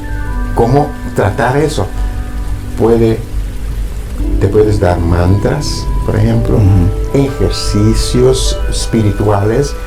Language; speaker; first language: Spanish; non-native, fluent; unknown